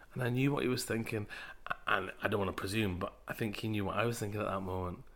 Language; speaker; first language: English; native; English